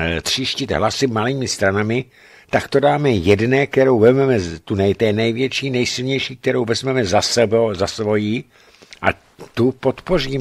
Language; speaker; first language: Czech; native; Czech